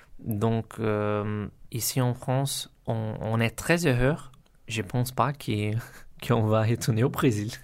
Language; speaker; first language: French; non-native, learner; Portuguese